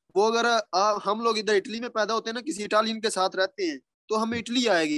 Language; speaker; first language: Urdu; non-native, local second language; Punjabi